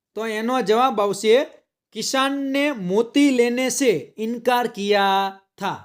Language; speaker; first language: Hindi; non-native, local second language; Gujarati